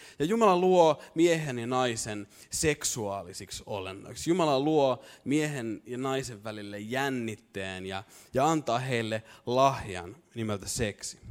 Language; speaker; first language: Finnish; native; Finnish